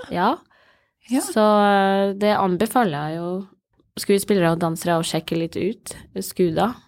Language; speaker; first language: Norwegian; early bilingual, other home language; Somali